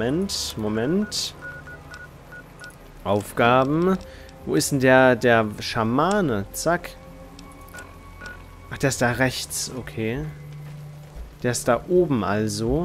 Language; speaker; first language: German; native; German